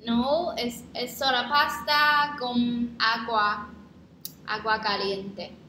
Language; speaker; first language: Spanish; non-native, learner; Chinese